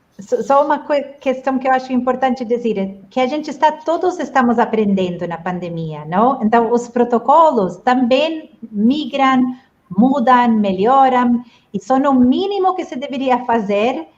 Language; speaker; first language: Portuguese; non-native, fluent; Spanish